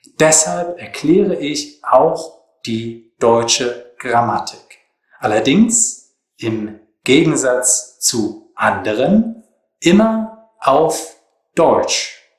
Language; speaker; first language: German; native; German